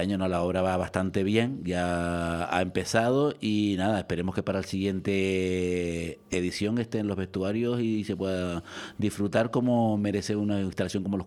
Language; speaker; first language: Spanish; native; Spanish